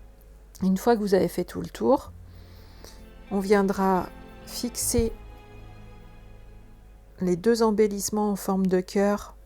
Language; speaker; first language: French; native; French